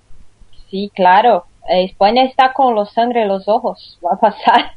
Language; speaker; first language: Spanish; non-native, learner; Portuguese